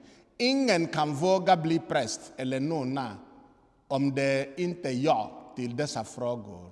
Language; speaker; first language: Swedish; non-native, fluent; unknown